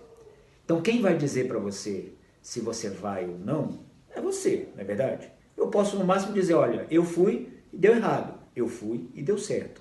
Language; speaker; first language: Portuguese; native; Portuguese